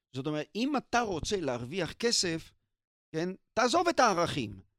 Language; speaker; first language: Hebrew; native; Hebrew